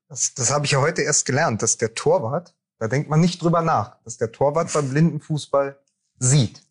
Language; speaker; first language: German; native; German